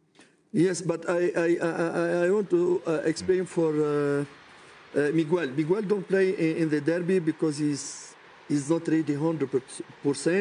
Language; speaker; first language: English; non-native, learner; French